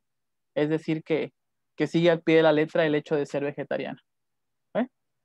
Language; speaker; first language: Spanish; native; Spanish